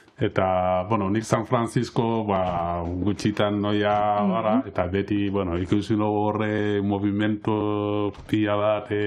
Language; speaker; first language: Basque; non-native, local second language; Spanish